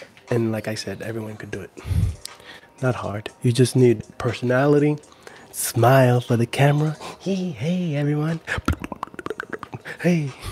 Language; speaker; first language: English; native; English